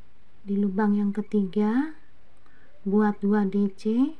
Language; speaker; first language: Indonesian; native; Indonesian